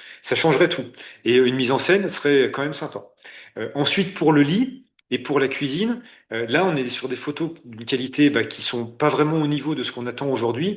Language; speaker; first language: French; native; French